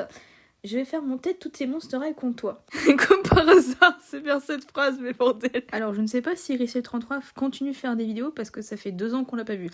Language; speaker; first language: French; native; French